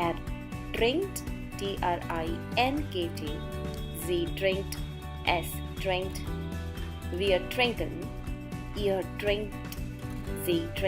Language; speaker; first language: German; non-native, fluent; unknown